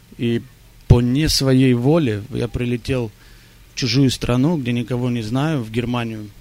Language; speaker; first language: Russian; early bilingual, heritage; Russian